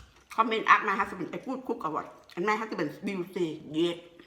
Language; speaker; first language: English; non-native, learner; Northeastern Thai